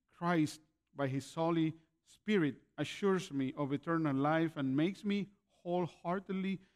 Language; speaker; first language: English; non-native, fluent; Spanish